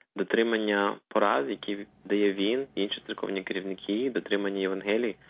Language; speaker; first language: Ukrainian; native; Ukrainian